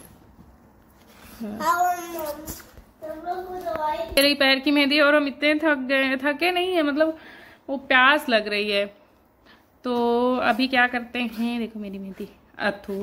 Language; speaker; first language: Hindi; native; Hindi